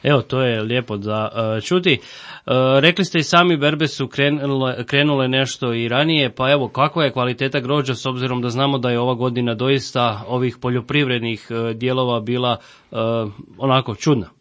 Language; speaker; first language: Croatian; native; Croatian